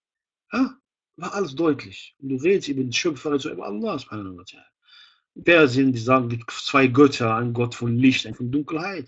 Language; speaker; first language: German; non-native, fluent; Arabic